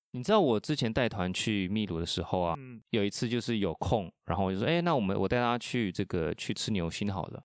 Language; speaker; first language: Chinese; non-native, fluent; Spanish